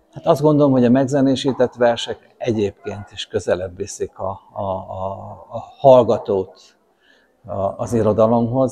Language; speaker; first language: Hungarian; native; Hungarian